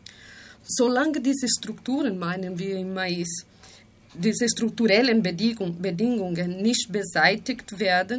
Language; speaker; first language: German; non-native, fluent; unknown